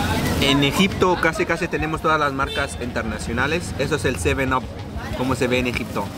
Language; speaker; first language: Spanish; non-native, fluent; Arabic